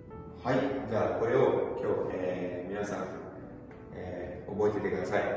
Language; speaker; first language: Japanese; non-native, fluent; Portuguese